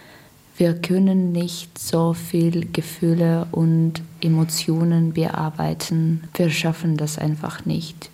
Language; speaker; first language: German; non-native, learner; Russian